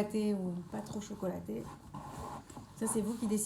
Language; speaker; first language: French; native; French